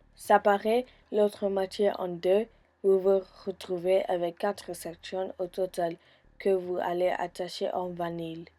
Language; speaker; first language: French; non-native, fluent; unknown